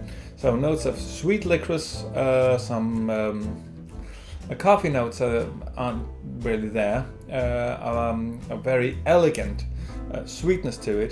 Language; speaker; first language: English; non-native, fluent; Danish